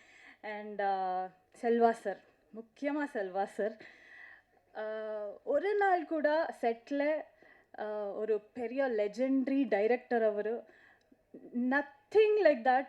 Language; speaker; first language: Tamil; non-native, learner; Kannada